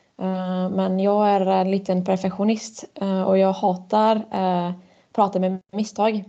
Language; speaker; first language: Swedish; non-native, fluent; German